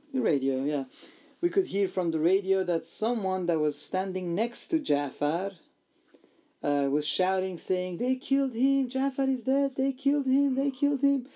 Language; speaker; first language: English; non-native, fluent; Armenian